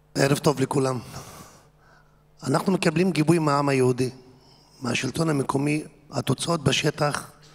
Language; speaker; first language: Hebrew; non-native, local second language; Arabic